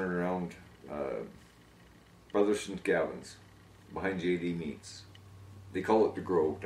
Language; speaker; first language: English; native; English